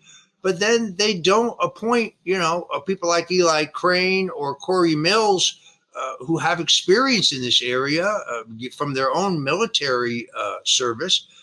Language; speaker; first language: English; native; English